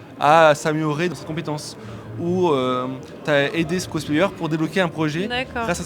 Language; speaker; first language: French; native; French